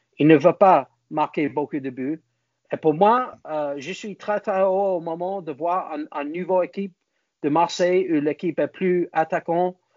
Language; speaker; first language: French; non-native, learner; English